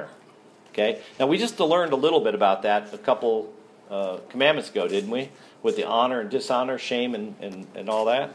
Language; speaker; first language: English; native; English